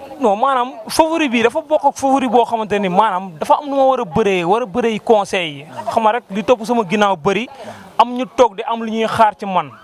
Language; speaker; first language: Wolof; native; Wolof